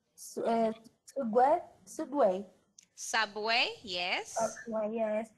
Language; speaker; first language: English; non-native, fluent; Spanish